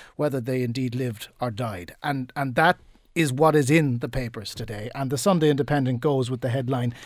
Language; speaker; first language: English; native; English